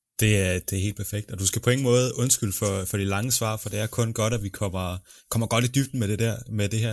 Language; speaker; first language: Danish; native; Danish